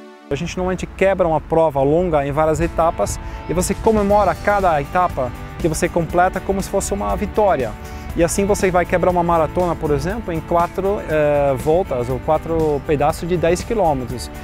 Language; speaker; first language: Portuguese; non-native, fluent; Dutch